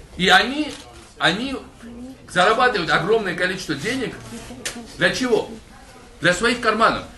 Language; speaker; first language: Russian; non-native, local second language; Georgian